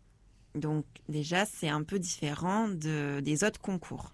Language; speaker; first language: French; native; French